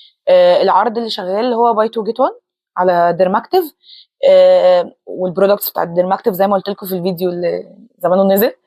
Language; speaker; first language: Arabic; native; Arabic